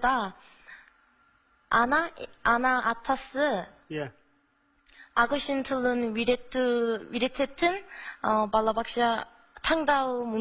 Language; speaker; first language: Kazakh; non-native, learner; Korean